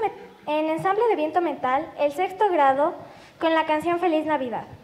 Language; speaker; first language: Spanish; native; Spanish